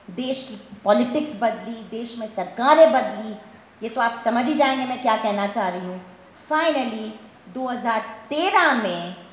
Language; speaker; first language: Hindi; non-native, local second language; Gujarati